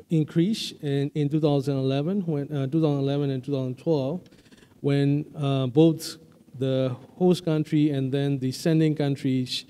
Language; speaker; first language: English; non-native, fluent; Burmese